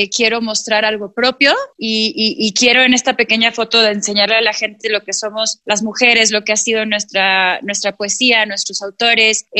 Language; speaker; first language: Spanish; native; Spanish